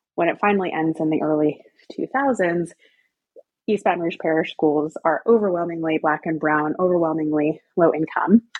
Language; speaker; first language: English; native; English